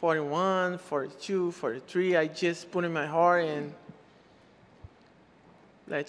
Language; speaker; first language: English; non-native, learner; Portuguese